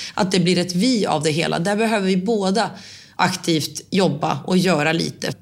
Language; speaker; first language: Swedish; early bilingual, other home language; Finnish